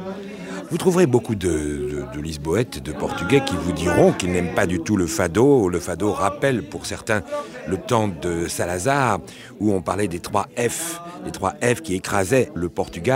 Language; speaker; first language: French; native; French